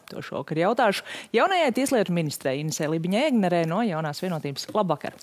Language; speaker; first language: Latvian; native; Latvian